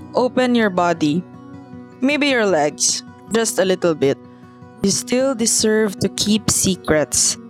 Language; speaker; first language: English; non-native, local second language; Cebuano